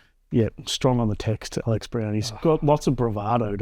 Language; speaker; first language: English; native; English